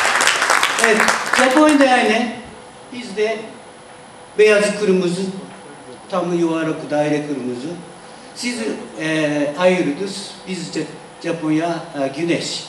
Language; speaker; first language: Turkish; non-native, learner; Japanese